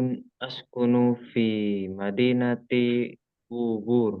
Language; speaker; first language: Arabic; non-native, learner; Indonesian